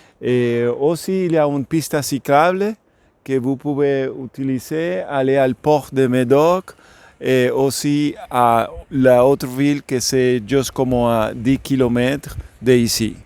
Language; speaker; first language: French; non-native, learner; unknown